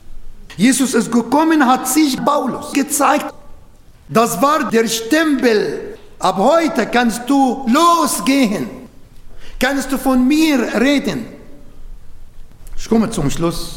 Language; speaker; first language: German; non-native, learner; Arabic